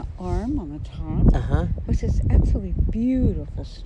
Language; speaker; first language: English; native; English